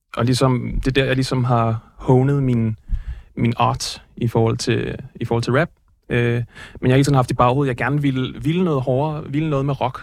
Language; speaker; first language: Danish; native; Danish